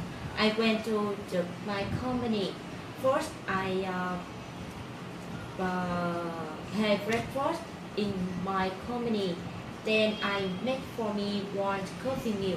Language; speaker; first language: English; non-native, learner; Vietnamese